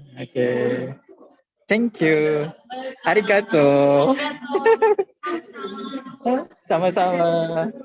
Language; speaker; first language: English; non-native, local second language; Malay